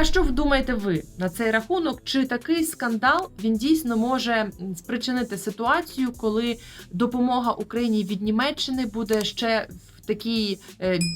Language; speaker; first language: Ukrainian; native; Ukrainian